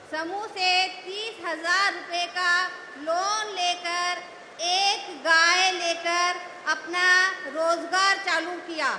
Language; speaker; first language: Hindi; native; Hindi